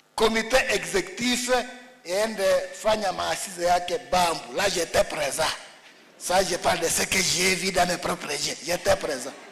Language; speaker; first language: French; non-native, local second language; Swahili